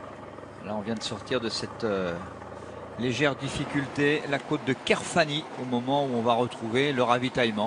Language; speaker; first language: French; native; French